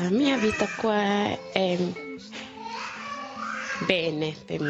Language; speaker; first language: Italian; non-native, learner; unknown